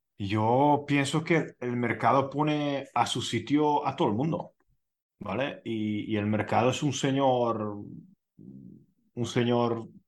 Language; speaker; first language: Spanish; non-native, fluent; Hungarian